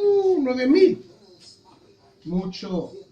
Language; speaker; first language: Spanish; non-native, learner; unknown